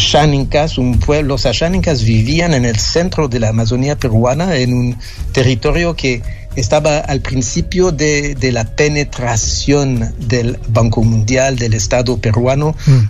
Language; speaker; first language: Spanish; non-native, fluent; French